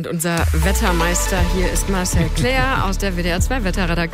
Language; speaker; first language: German; native; German